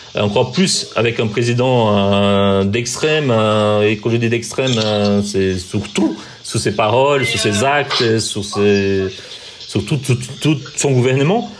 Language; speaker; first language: French; non-native, fluent; Portuguese